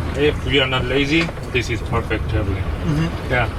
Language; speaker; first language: English; non-native, learner; Korean